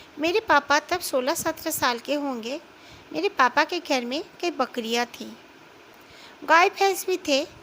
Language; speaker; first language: Hindi; non-native, local second language; Bangla